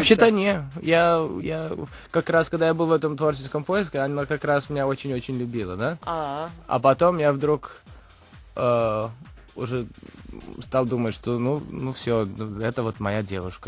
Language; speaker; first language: Russian; early bilingual, heritage; Russian